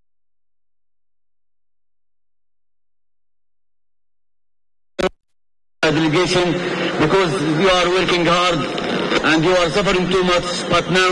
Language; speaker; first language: English; non-native, fluent; Arabic